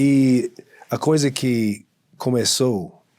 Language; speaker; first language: Portuguese; non-native, fluent; English